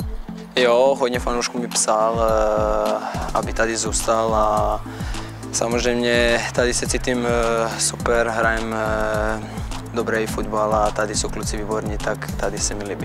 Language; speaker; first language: Czech; non-native, fluent; Serbian